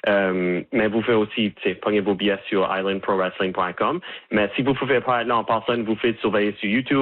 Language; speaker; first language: French; native; French